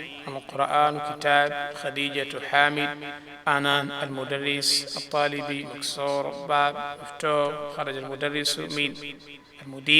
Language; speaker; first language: Arabic; non-native, fluent; Swahili